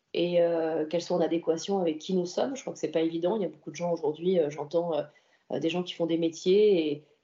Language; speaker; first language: French; native; French